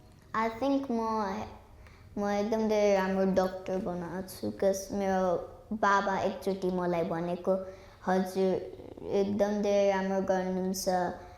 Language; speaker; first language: Nepali; early bilingual, heritage; Nepali